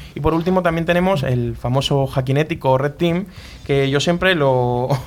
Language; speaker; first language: Spanish; native; Spanish